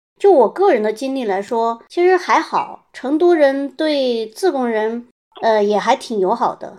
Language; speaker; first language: Chinese; native; Chinese